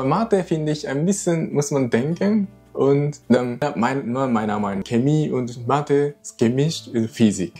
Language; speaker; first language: German; non-native, learner; Japanese